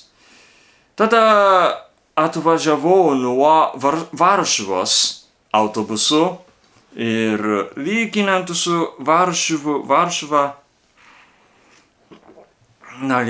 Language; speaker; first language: Lithuanian; non-native, learner; Japanese